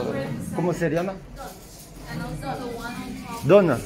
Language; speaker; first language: Spanish; non-native, learner; French